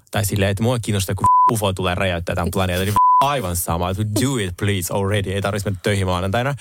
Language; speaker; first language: Finnish; non-native, fluent; Russian